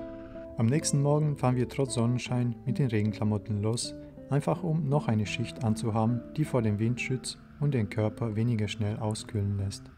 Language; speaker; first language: German; native; German